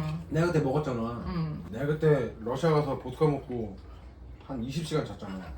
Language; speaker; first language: Korean; native; Korean